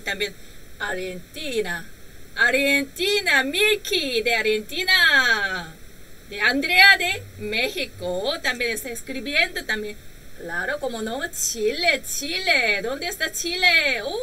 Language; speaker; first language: Spanish; non-native, learner; Korean